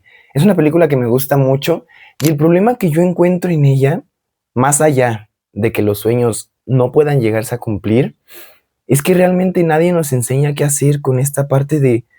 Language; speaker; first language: Spanish; native; Spanish